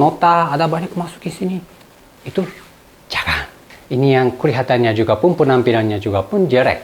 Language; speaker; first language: Indonesian; non-native, fluent; Japanese